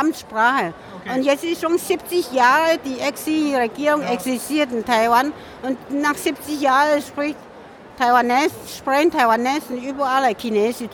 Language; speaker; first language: German; non-native, learner; Min Nan Chinese